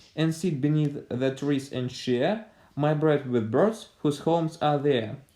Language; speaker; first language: English; non-native, fluent; Russian